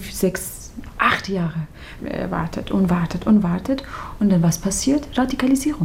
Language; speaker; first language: German; non-native, learner; Persian